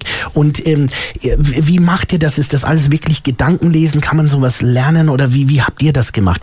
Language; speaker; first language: German; native; German